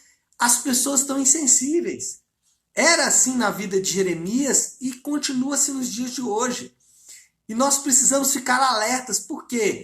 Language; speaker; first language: Portuguese; native; Portuguese